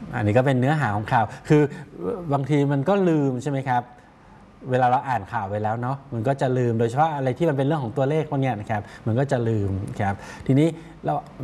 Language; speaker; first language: Thai; native; Thai